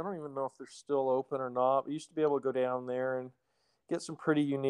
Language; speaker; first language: English; native; English